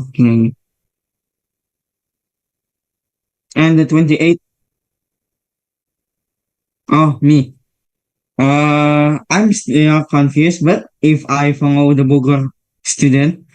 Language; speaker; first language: English; non-native, learner; Indonesian